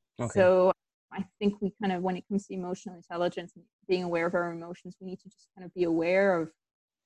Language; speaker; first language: English; non-native, local second language; German